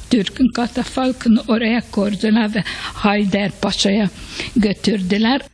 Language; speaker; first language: Turkish; early bilingual, other home language; Hungarian